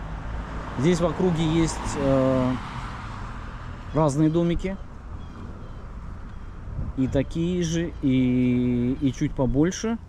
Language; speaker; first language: Russian; native; Russian